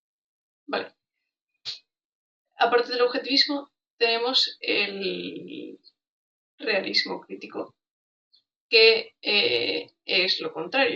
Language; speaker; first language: Spanish; native; Spanish